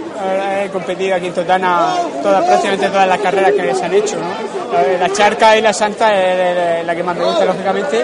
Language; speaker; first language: Spanish; native; Spanish